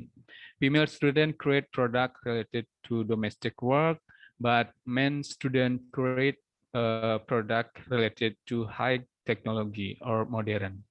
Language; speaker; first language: English; non-native, local second language; Indonesian